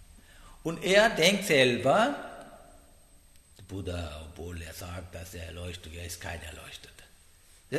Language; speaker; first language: German; non-native, fluent; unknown